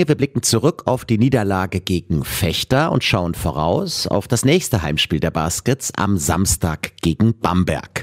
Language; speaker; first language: German; native; German